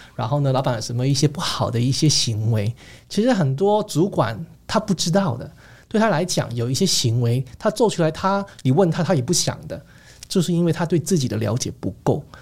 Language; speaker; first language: Chinese; non-native, local second language; Cantonese